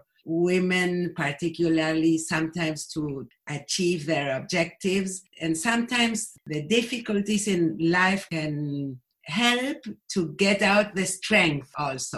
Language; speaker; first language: English; non-native, fluent; Spanish